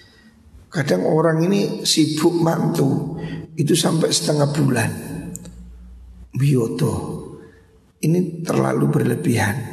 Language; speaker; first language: Indonesian; non-native, local second language; Javanese